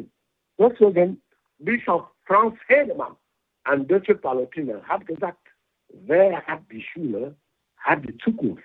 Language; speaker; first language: German; non-native, fluent; French